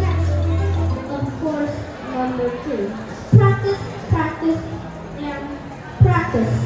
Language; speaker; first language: English; non-native, learner; Indonesian